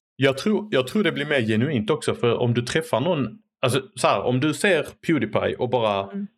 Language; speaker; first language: Swedish; early bilingual, other home language; Arabic